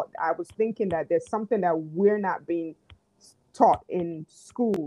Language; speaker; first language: English; native; English